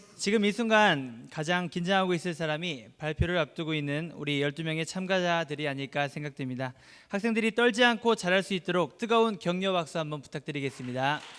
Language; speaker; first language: Korean; native; Korean